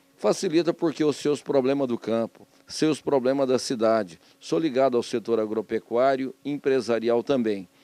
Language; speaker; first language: Portuguese; native; Portuguese